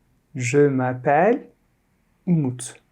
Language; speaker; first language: French; non-native, fluent; Turkish